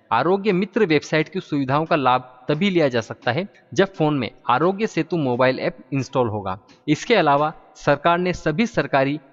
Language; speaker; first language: Hindi; native; Hindi